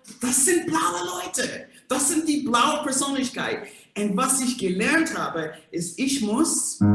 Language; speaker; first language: German; non-native, fluent; English